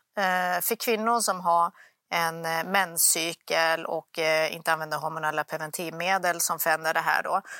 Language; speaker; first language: Swedish; early bilingual, other home language; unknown